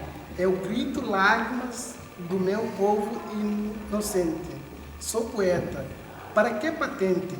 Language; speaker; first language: Portuguese; non-native, local second language; Upper Guinea Crioulo